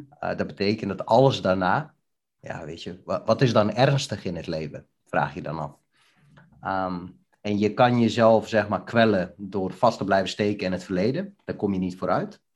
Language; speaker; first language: Dutch; early bilingual, other home language; Bosnian